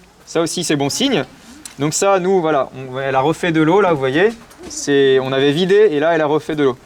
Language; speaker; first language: French; native; French